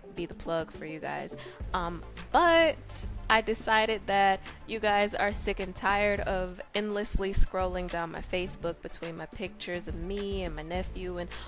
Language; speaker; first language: English; native; English